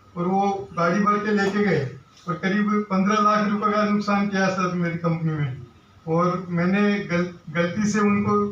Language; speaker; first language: Hindi; non-native, local second language; Marathi